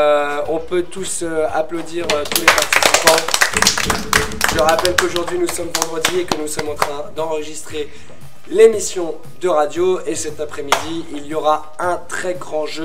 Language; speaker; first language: French; native; French